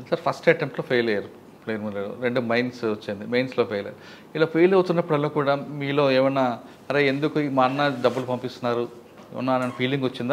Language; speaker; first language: Telugu; native; Telugu